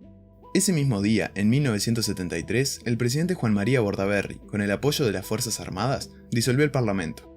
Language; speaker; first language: Spanish; native; Spanish